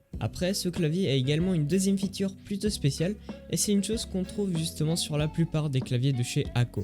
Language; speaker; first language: French; native; French